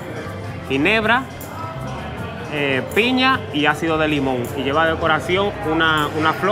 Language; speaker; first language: Spanish; native; Spanish